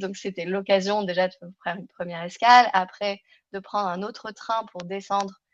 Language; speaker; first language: French; native; French